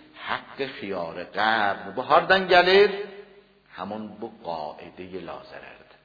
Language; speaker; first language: Persian; non-native, local second language; Azerbaijani